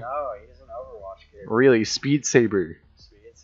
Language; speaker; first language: English; native; English